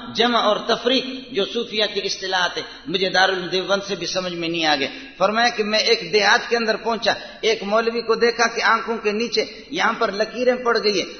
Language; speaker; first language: Urdu; non-native, local second language; Brahui